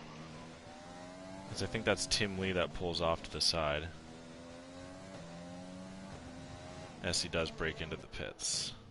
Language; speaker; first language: English; native; English